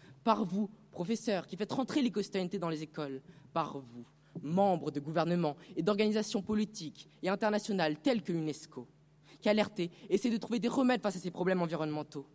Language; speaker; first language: French; non-native, fluent; Romanian